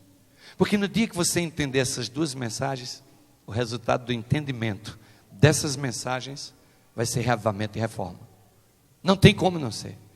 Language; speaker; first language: Portuguese; native; Portuguese